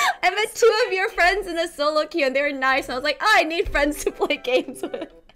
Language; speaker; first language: English; early bilingual, other home language; Korean